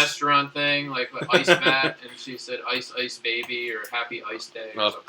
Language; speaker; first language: English; native; English